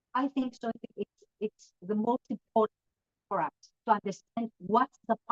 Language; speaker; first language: English; non-native, learner; Greek